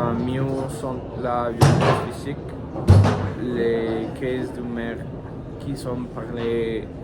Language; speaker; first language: French; non-native, learner; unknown